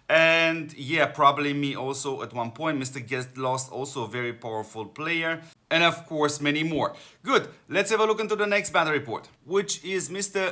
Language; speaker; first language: English; non-native, fluent; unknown